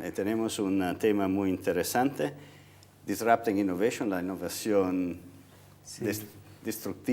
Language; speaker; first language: Spanish; non-native, fluent; Italian